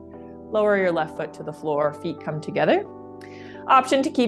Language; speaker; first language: English; native; English